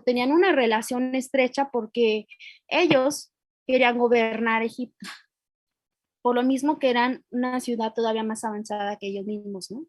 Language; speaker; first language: Spanish; native; Spanish